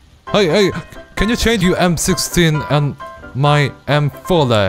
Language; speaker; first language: English; non-native, learner; Korean